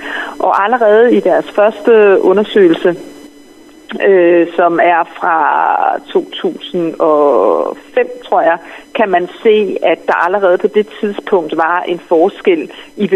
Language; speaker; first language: Danish; native; Danish